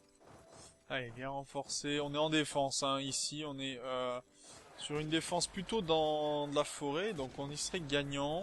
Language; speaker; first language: French; native; French